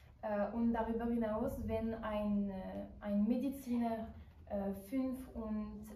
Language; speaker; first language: German; non-native, learner; French